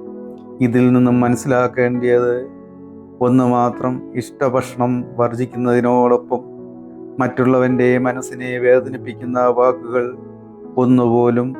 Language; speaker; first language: Malayalam; native; Malayalam